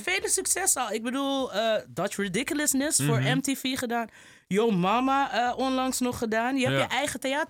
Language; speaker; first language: Dutch; native; Dutch